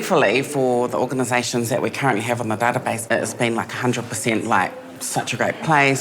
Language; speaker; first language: English; native; English